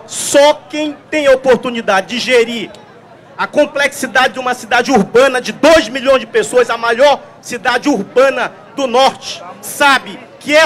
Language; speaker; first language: Portuguese; native; Portuguese